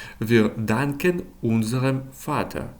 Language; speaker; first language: German; non-native, fluent; Ukrainian